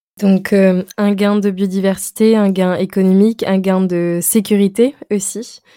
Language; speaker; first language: French; native; French